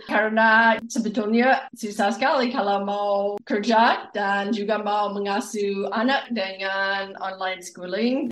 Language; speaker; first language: Indonesian; non-native, fluent; English